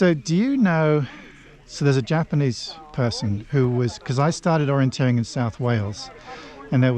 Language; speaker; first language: English; native; English